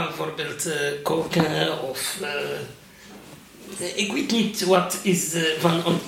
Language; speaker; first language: Dutch; non-native, learner; Arabic